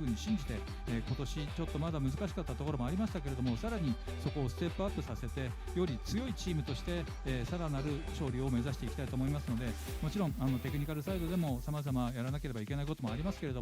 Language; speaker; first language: Japanese; native; Japanese